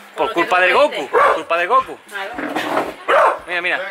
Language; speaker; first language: Spanish; native; Spanish